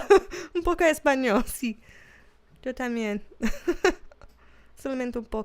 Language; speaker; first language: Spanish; non-native, learner; English